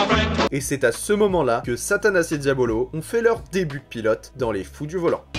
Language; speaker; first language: French; native; French